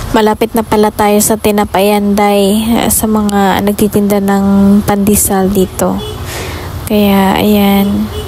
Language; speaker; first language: Filipino; non-native, local second language; Cebuano